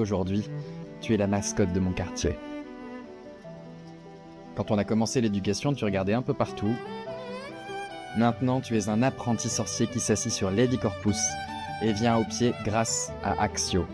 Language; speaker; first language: French; native; French